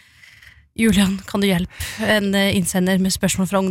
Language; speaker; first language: Norwegian; native; Norwegian